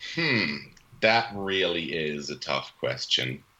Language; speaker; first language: English; non-native, fluent; Swiss German